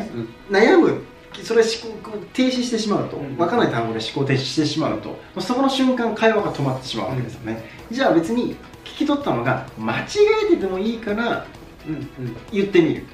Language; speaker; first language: Japanese; native; Japanese